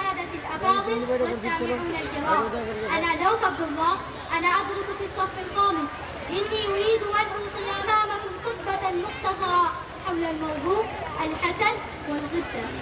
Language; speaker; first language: Arabic; non-native, learner; Urdu